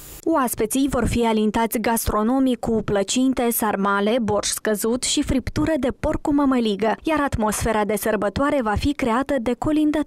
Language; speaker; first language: Romanian; native; Romanian